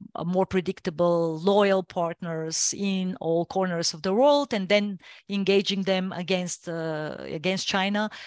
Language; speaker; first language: English; non-native, fluent; Bulgarian